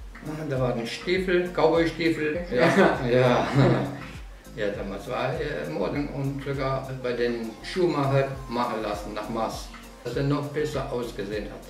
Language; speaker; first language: German; non-native, fluent; Slovenian